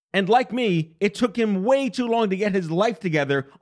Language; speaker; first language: English; native; English